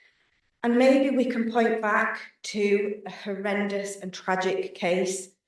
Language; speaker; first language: English; native; English